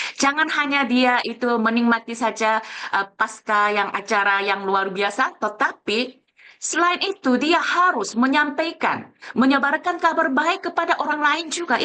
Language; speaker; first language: Indonesian; non-native, fluent; Korean